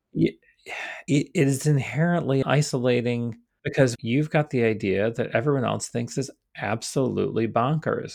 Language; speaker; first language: English; native; English